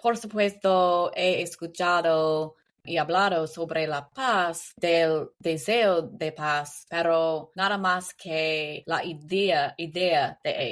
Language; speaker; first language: Spanish; non-native, learner; English